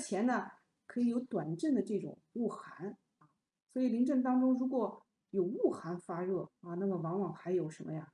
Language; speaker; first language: Chinese; native; Chinese